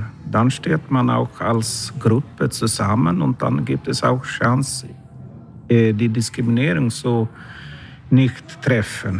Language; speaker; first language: German; non-native, learner; Swedish